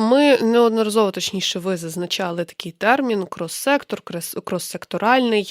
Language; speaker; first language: Ukrainian; native; Ukrainian